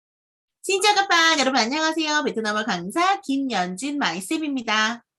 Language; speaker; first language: Korean; native; Korean